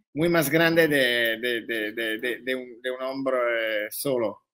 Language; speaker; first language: Spanish; non-native, learner; Italian